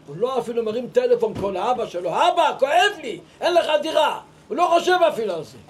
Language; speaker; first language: Hebrew; non-native, local second language; Yiddish